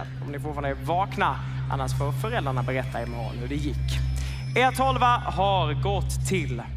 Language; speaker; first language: Swedish; native; Swedish